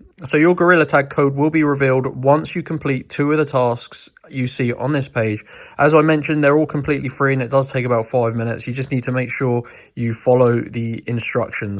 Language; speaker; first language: English; native; English